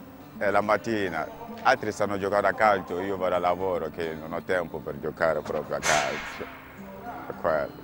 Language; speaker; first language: Italian; non-native, fluent; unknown